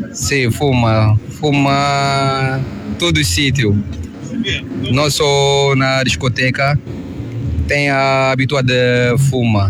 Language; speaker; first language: Portuguese; non-native, learner; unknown